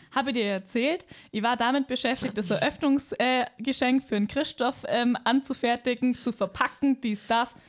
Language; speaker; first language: German; native; German